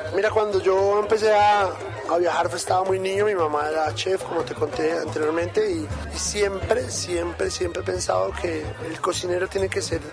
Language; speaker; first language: Spanish; native; Spanish